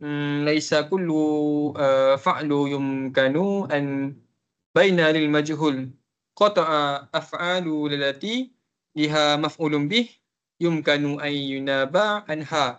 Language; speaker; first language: Arabic; non-native, learner; Malay